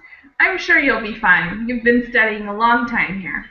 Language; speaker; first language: English; native; English